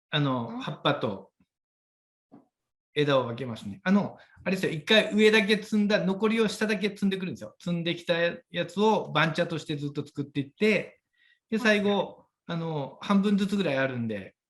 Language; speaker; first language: Japanese; native; Japanese